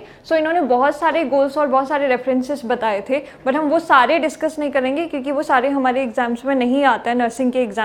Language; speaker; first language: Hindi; native; Hindi